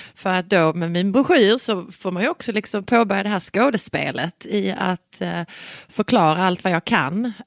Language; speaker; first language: Swedish; native; Swedish